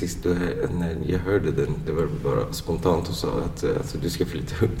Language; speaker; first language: Swedish; non-native, fluent; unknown